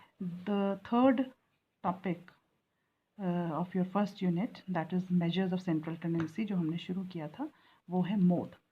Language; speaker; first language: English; non-native, local second language; Hindi